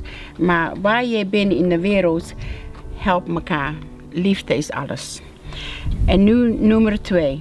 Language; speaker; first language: Dutch; non-native, learner; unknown